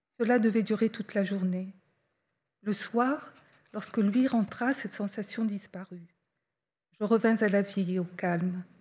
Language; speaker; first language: French; native; French